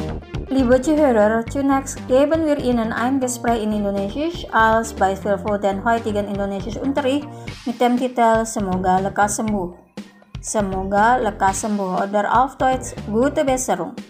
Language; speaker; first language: German; non-native, fluent; Indonesian